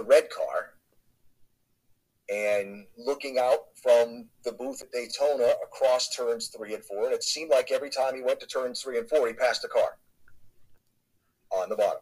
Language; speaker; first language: English; native; English